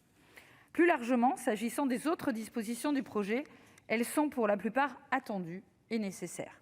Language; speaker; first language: French; native; French